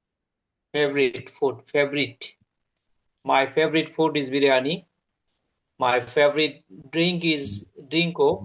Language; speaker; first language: English; non-native, learner; Bangla